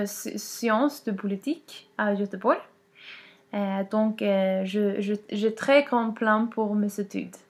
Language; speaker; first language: French; non-native, learner; Swedish